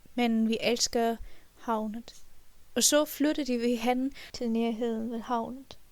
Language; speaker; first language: Danish; non-native, learner; German